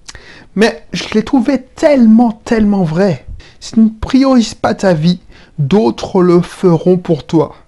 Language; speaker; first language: French; native; French